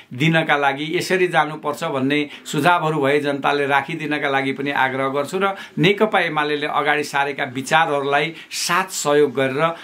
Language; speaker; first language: Nepali; native; Nepali